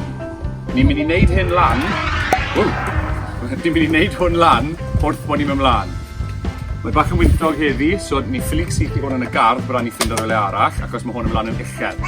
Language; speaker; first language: Welsh; native; Welsh